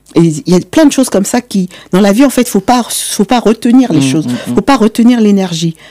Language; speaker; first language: French; native; French